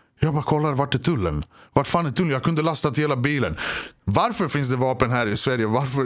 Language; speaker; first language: Swedish; early bilingual, other home language; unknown